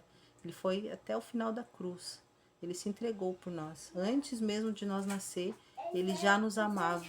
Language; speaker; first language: Portuguese; native; Portuguese